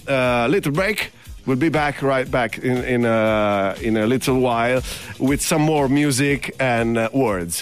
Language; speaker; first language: English; non-native, fluent; Italian